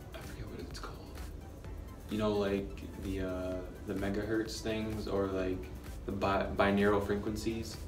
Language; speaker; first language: English; native; English